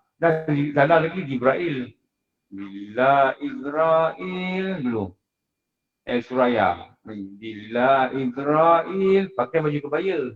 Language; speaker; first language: Malay; native; Malay